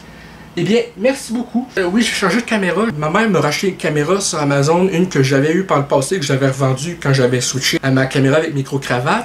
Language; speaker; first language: French; native; French